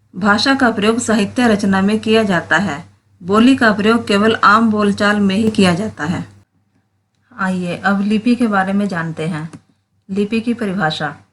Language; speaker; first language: Hindi; native; Hindi